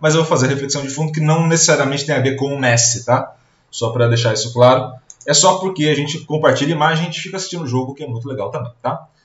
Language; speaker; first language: Portuguese; native; Portuguese